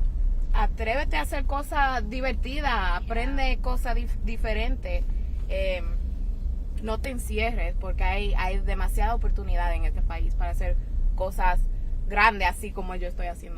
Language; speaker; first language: Spanish; early bilingual, heritage; Spanish